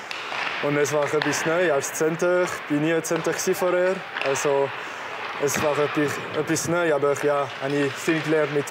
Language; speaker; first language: German; non-native, local second language; French